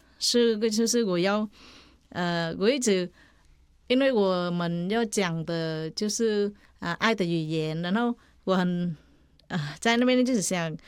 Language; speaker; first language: Chinese; non-native, fluent; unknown